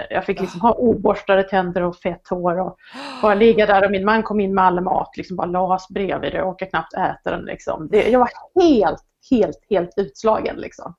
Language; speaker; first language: Swedish; native; Swedish